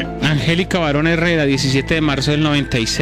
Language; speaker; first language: Spanish; native; Spanish